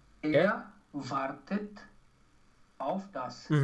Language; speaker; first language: German; non-native, learner; Romanian